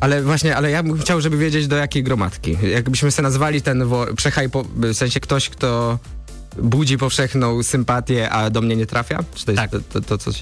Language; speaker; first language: Polish; native; Polish